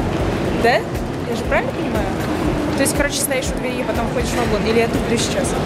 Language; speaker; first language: Russian; native; Russian